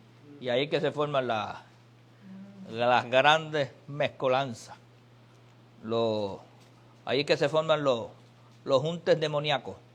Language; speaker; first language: Spanish; native; Spanish